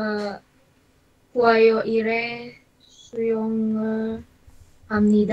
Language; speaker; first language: Korean; non-native, learner; Indonesian